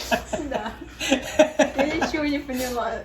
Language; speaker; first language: Russian; early bilingual, heritage; English